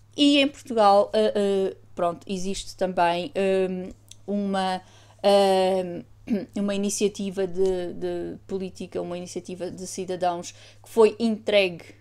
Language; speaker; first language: Portuguese; native; Portuguese